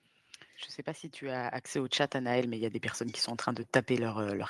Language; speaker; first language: French; native; French